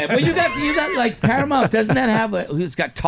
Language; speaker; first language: English; native; English